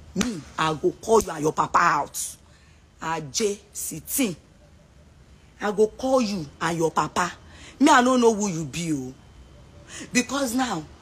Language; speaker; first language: Nigerian Pidgin; non-native, local second language; Yoruba